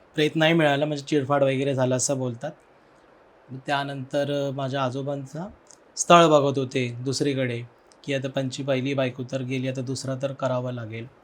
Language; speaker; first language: Marathi; non-native, local second language; Telugu